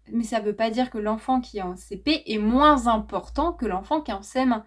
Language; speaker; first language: French; native; French